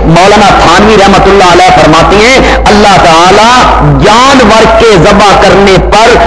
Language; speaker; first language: Urdu; non-native, local second language; Punjabi